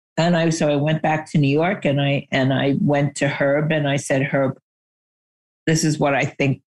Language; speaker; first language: English; native; English